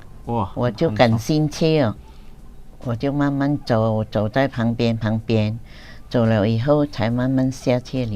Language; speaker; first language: Chinese; early bilingual, heritage; Chinese